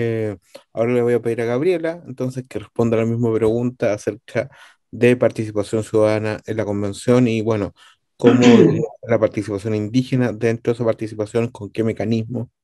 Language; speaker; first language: Spanish; native; Spanish